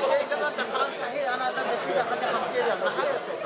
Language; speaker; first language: Arabic; non-native, learner; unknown